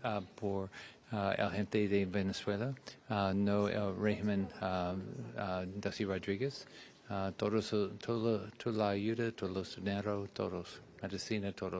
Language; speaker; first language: Spanish; non-native, learner; English